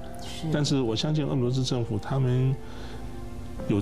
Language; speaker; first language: Chinese; native; Chinese